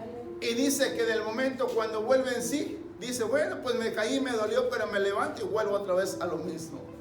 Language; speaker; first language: Spanish; native; Spanish